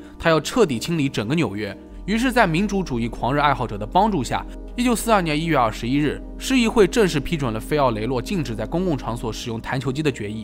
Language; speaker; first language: Chinese; native; Chinese